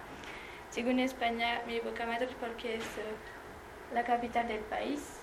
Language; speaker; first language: Spanish; non-native, learner; French